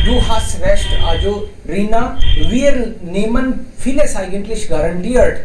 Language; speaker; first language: German; non-native, learner; Hindi